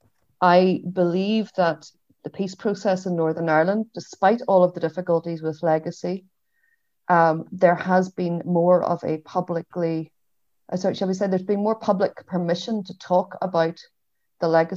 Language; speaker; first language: English; native; English